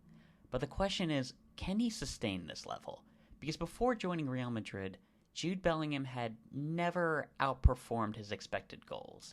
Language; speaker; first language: English; native; English